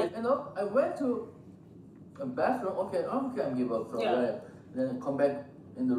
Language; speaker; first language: English; non-native, learner; Korean